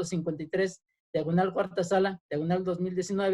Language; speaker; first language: Spanish; native; Spanish